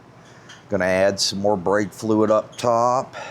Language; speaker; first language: English; native; English